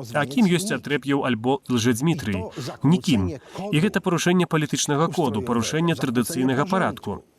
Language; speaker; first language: Belarusian; native; Belarusian